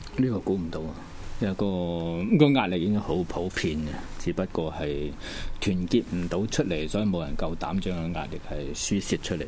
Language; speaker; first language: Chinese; non-native, local second language; Cantonese